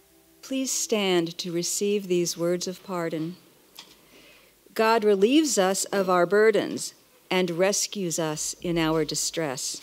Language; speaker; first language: English; native; English